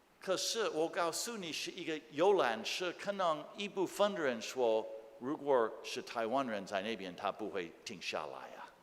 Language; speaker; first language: Chinese; non-native, fluent; English